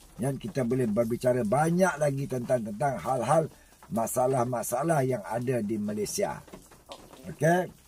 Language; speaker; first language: Malay; native; Malay